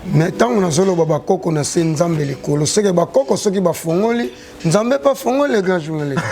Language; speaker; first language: Lingala; non-native, local second language; Kongo